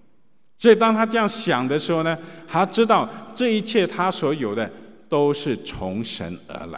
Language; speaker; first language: Chinese; native; Chinese